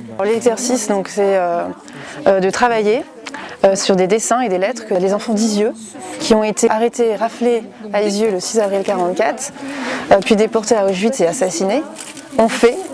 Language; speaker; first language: French; native; French